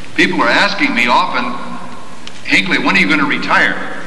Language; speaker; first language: English; native; English